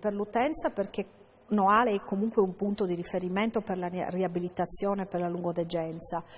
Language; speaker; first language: Italian; native; Italian